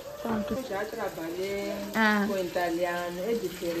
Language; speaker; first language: Portuguese; non-native, local second language; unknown